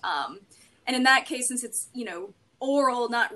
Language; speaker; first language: English; native; English